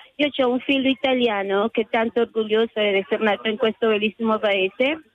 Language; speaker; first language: Italian; non-native, learner; Spanish